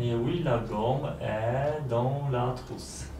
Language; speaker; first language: French; non-native, learner; Polish